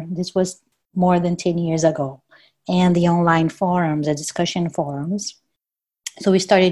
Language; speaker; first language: English; non-native, fluent; Portuguese